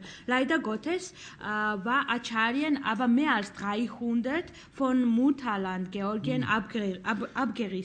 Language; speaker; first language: German; non-native, fluent; Georgian